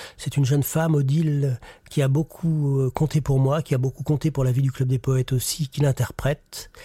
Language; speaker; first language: French; native; French